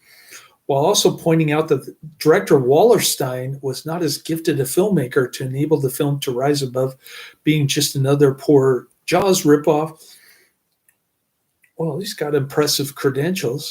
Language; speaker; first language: English; native; English